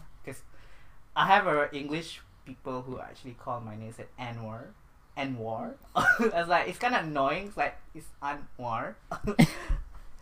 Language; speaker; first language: English; non-native, local second language; Malay